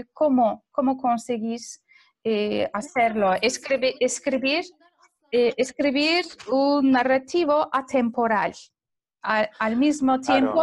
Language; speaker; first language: Spanish; non-native, fluent; Turkish